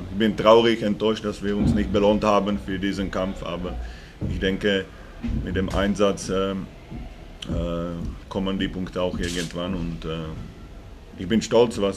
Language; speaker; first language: German; non-native, fluent; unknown